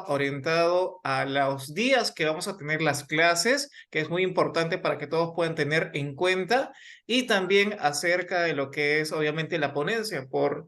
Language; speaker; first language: Spanish; native; Spanish